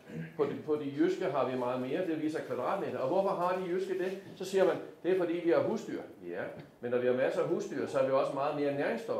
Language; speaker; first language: Danish; native; Danish